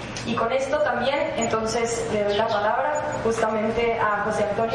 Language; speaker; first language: Spanish; native; Spanish